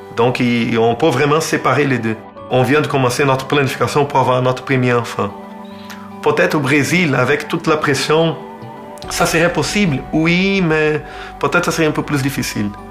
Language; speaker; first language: French; non-native, fluent; Portuguese